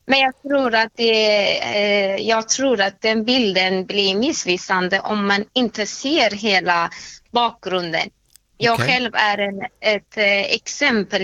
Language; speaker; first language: Swedish; non-native, fluent; Persian